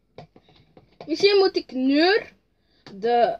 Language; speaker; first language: Dutch; early bilingual, other home language; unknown